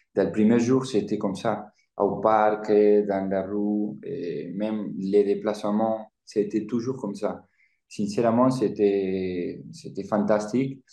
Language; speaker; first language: French; non-native, learner; Spanish